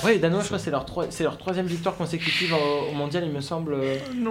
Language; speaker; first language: French; native; French